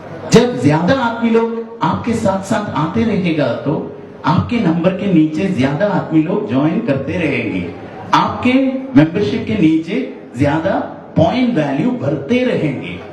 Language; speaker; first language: Hindi; non-native, fluent; Bangla